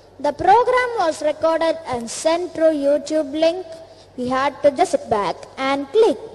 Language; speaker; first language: English; non-native, local second language; Tamil